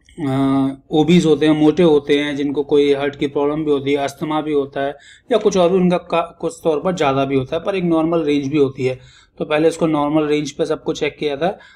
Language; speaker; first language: Hindi; native; Hindi